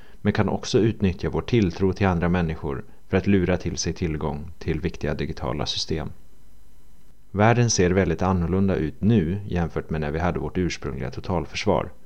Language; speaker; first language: Swedish; native; Swedish